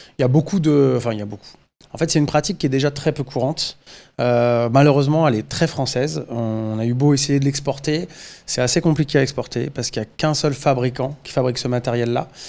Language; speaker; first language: French; native; French